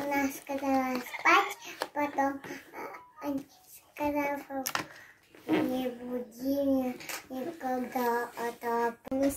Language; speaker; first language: Russian; early bilingual, other home language; Tajik